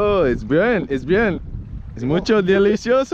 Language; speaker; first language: Spanish; non-native, learner; Dutch